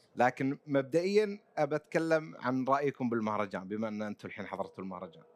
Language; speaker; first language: Arabic; native; Arabic